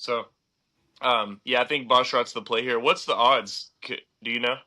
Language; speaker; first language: English; native; English